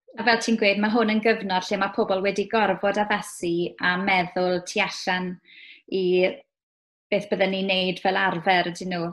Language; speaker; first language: Welsh; native; Welsh